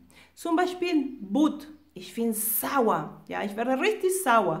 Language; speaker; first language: German; non-native, fluent; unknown